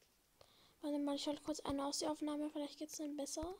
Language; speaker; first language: German; native; German